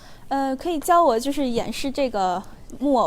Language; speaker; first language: Chinese; native; Chinese